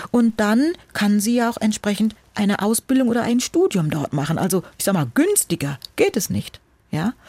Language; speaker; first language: German; native; German